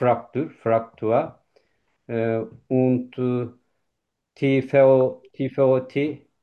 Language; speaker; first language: German; non-native, learner; Turkish